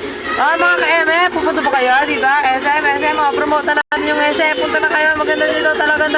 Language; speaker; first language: Filipino; native; Filipino